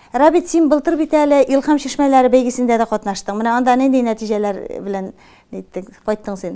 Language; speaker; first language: Tatar; native; Tatar